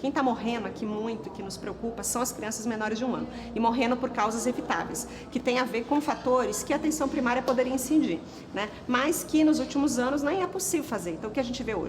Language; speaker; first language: Portuguese; native; Portuguese